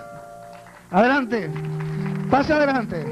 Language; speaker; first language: Spanish; native; Spanish